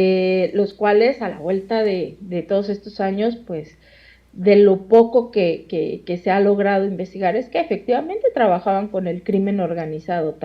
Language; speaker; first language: Spanish; native; Spanish